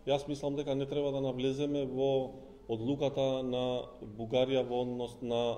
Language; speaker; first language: Macedonian; non-native, local second language; Albanian